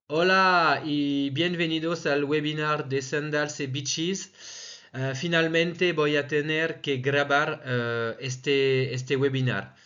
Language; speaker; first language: Spanish; non-native, fluent; French